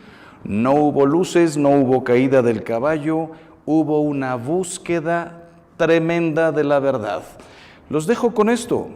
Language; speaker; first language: Spanish; native; Spanish